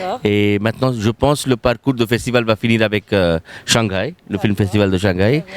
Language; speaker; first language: French; non-native, fluent; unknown